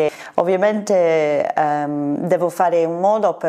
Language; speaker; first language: Italian; non-native, fluent; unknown